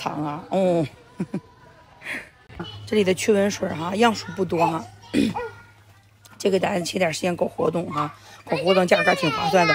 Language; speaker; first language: Chinese; native; Chinese